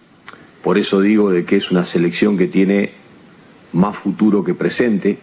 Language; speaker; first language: Spanish; native; Spanish